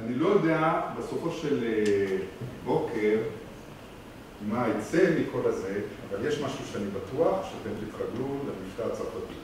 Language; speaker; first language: Hebrew; non-native, fluent; French